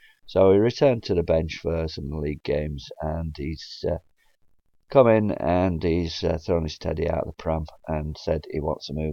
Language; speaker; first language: English; native; English